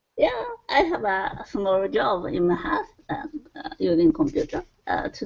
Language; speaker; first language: English; non-native, learner; Japanese